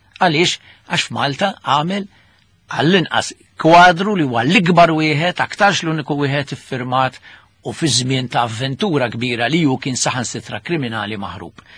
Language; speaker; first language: Maltese; native; Maltese